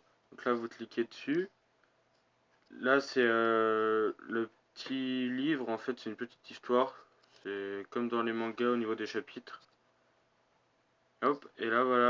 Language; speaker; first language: French; native; French